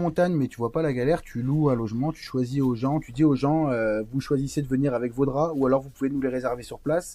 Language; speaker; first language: French; native; French